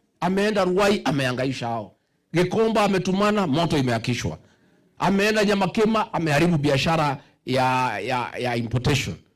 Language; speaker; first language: Swahili; non-native, local second language; Kikuyu